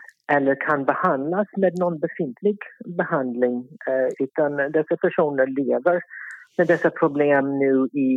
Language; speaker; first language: Swedish; non-native, fluent; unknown